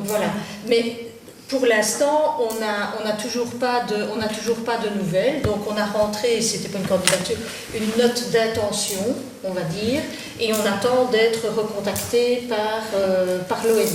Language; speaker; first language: French; native; French